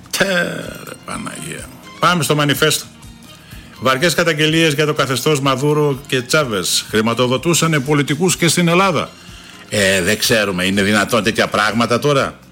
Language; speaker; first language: Greek; native; Greek